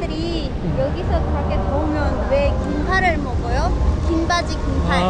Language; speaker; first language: Korean; non-native, fluent; Armenian